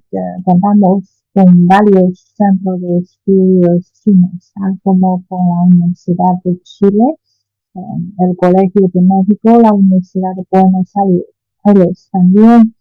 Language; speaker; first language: Spanish; non-native, fluent; Chinese